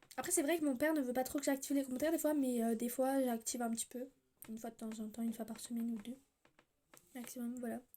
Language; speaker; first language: French; native; French